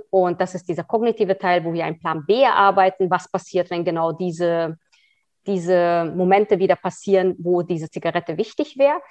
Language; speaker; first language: German; early bilingual, other home language; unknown